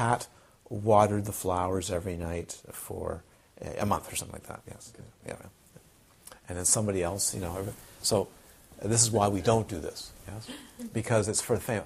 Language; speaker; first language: English; native; English